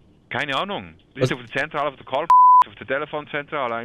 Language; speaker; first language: German; native; German